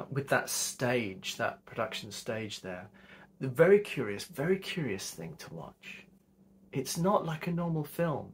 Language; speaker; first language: English; native; English